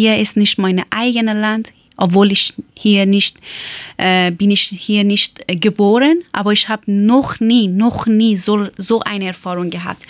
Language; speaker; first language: German; non-native, learner; Persian